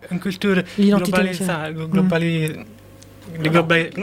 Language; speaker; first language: French; non-native, learner; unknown